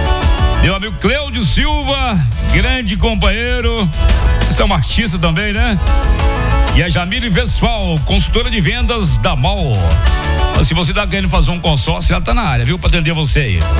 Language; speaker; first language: Portuguese; native; Portuguese